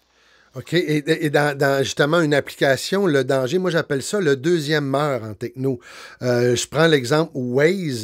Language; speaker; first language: French; native; French